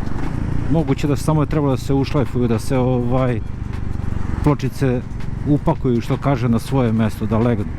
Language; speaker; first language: Serbian; native; Serbian